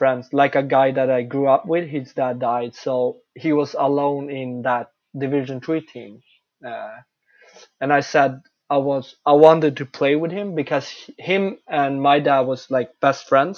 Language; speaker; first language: English; non-native, fluent; Swedish